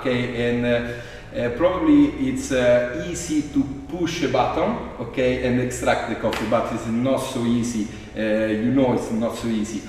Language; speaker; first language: English; non-native, fluent; Italian